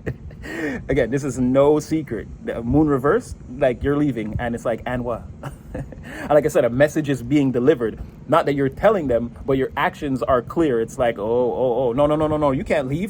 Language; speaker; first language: English; native; English